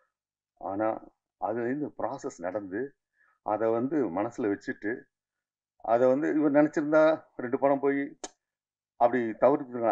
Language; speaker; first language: Tamil; native; Tamil